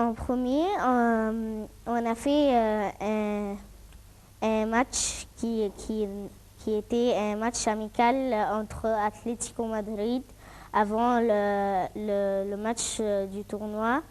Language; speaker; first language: French; non-native, fluent; Arabic